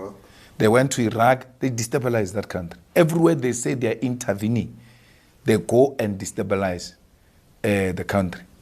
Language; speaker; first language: English; non-native, local second language; Northern Sotho